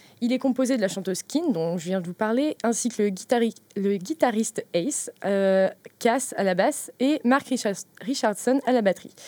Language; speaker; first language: French; native; French